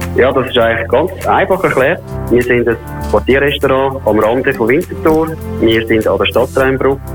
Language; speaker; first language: German; native; German